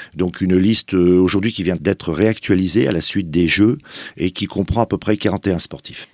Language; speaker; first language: French; native; French